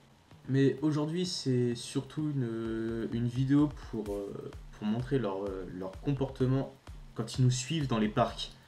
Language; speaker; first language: French; native; French